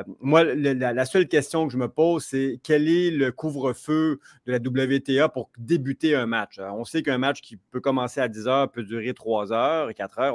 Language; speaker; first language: French; native; French